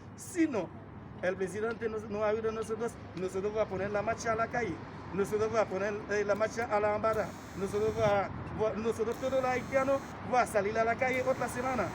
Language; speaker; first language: Spanish; non-native, learner; Haitian Creole